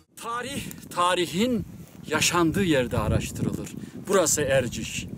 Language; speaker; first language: Turkish; native; Turkish